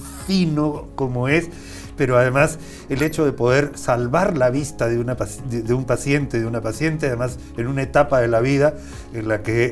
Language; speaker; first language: Spanish; native; Spanish